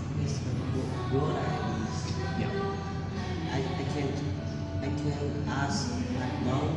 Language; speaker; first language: English; non-native, learner; Vietnamese